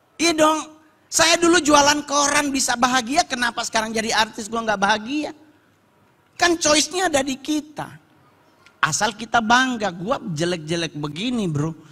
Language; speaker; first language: Indonesian; native; Indonesian